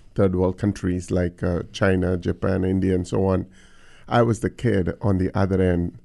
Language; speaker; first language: English; non-native, local second language; Tamil